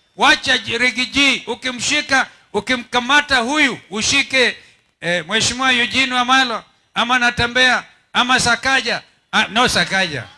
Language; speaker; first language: Swahili; non-native, local second language; Kamba